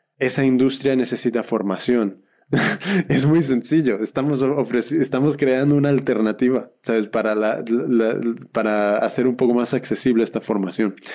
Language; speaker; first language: Spanish; early bilingual, heritage; Spanish